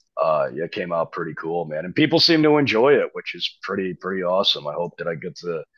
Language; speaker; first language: English; native; English